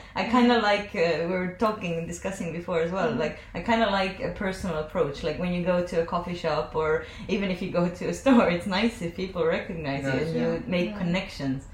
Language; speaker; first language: English; non-native, fluent; Estonian